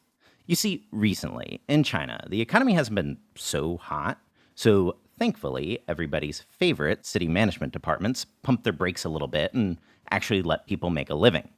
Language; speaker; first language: English; native; English